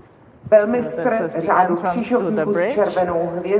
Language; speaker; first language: Czech; native; Czech